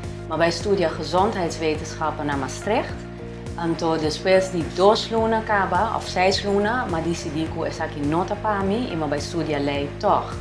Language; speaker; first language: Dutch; non-native, local second language; Papiamento